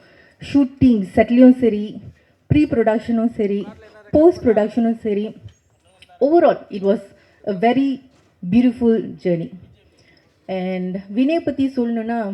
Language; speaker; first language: Tamil; native; Tamil